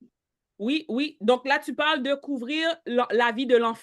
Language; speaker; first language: French; native; French